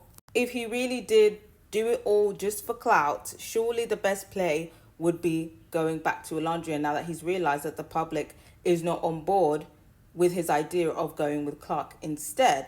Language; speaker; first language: English; native; English